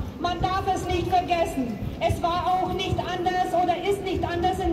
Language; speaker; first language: German; non-native, fluent; Ukrainian